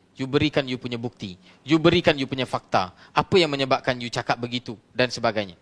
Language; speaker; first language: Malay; non-native, local second language; Tamil